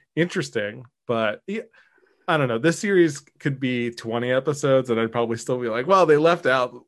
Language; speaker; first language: English; native; English